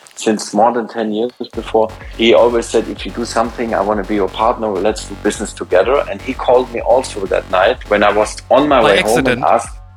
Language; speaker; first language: English; non-native, fluent; German